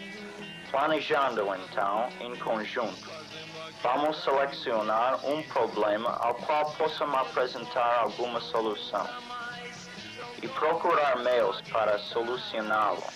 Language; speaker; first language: Portuguese; non-native, fluent; English